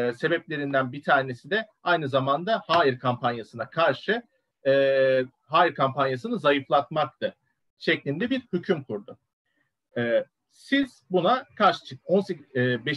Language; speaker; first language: Turkish; native; Turkish